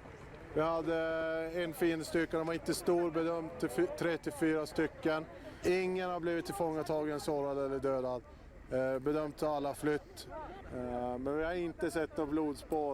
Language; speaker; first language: Swedish; native; Swedish